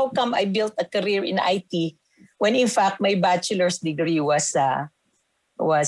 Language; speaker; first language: English; non-native, local second language; Filipino